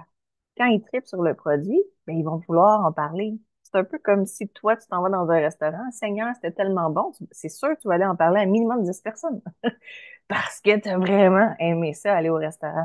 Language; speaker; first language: French; native; French